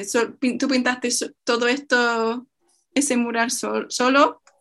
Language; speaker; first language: Spanish; non-native, fluent; English